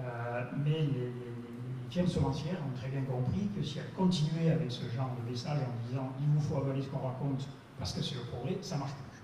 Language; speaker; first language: French; native; French